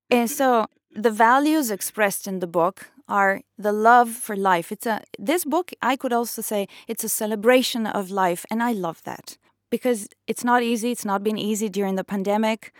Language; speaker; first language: English; non-native, fluent; Italian